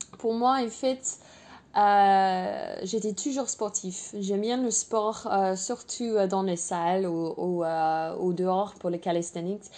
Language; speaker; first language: French; non-native, fluent; English